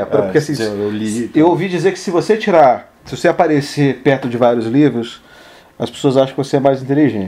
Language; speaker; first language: Portuguese; native; Portuguese